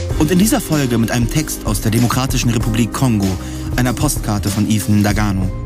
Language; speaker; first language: German; native; German